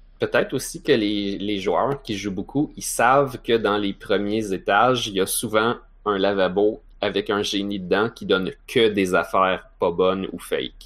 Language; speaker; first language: French; native; French